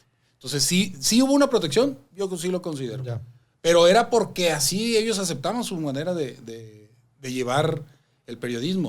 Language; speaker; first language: Spanish; native; Spanish